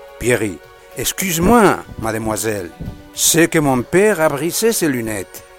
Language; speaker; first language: French; non-native, learner; Spanish